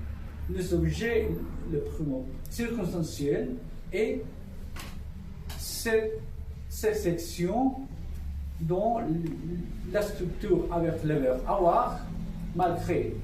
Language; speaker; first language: French; non-native, fluent; Spanish